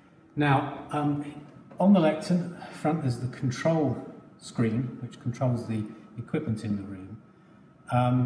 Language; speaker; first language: English; native; English